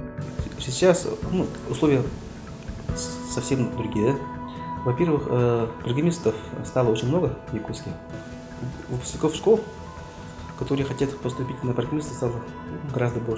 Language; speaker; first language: Russian; non-native, local second language; Yakut